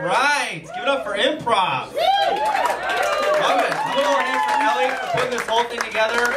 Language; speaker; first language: English; native; English